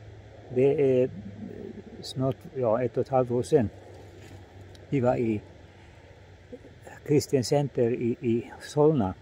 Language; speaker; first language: Swedish; non-native, fluent; Finnish